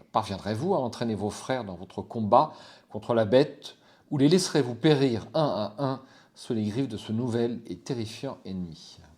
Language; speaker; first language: French; native; French